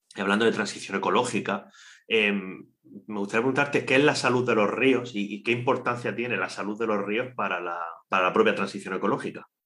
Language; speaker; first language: Spanish; native; Spanish